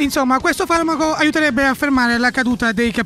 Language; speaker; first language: Italian; native; Italian